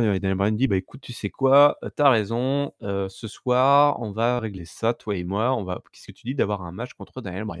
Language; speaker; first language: French; native; French